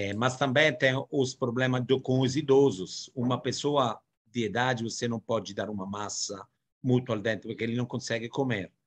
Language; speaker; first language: Portuguese; non-native, fluent; Italian